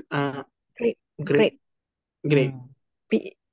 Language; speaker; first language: Korean; non-native, learner; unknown